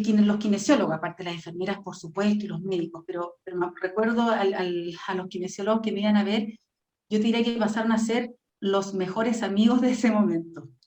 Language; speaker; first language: Spanish; native; Spanish